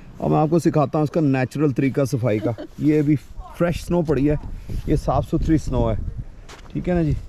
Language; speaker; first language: Urdu; non-native, local second language; Punjabi